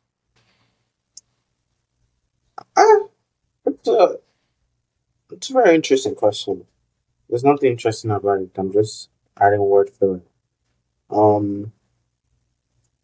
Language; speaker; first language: English; non-native, local second language; Yoruba